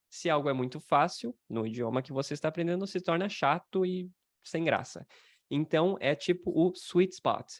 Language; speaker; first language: Portuguese; native; Portuguese